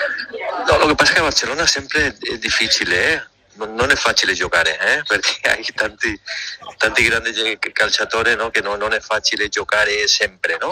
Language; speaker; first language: Italian; non-native, learner; Spanish